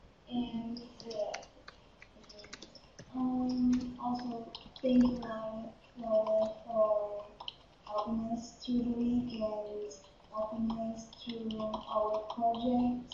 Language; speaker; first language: English; non-native, learner; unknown